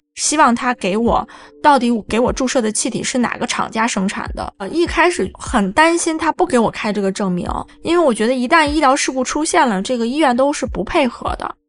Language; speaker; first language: Chinese; native; Chinese